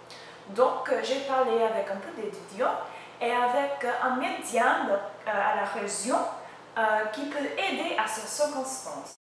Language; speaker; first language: French; non-native, learner; English